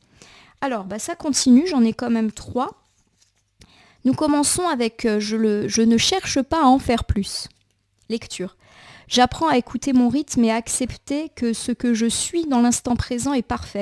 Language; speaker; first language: French; native; French